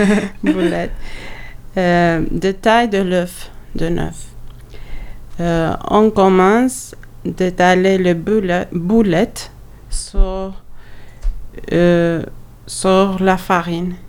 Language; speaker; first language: French; non-native, learner; Albanian